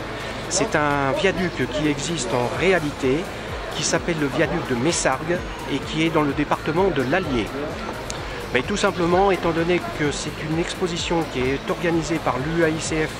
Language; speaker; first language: French; native; French